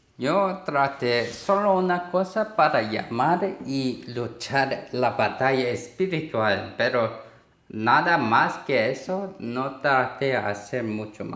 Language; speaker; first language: Spanish; non-native, learner; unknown